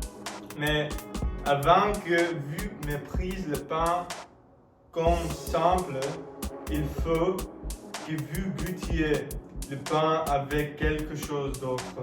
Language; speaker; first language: French; non-native, learner; English